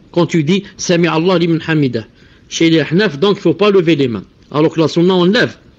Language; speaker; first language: French; non-native, local second language; Arabic